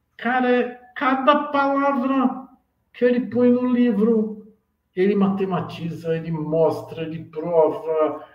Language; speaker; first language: Portuguese; native; Portuguese